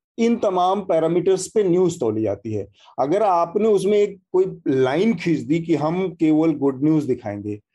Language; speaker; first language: Hindi; native; Hindi